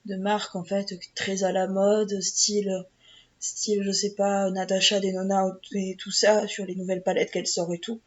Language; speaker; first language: French; native; French